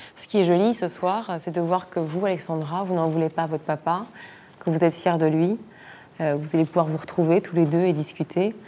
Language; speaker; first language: French; native; French